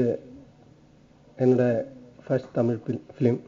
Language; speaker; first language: Tamil; non-native, learner; Malayalam